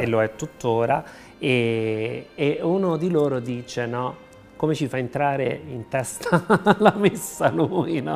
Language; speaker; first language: Italian; native; Italian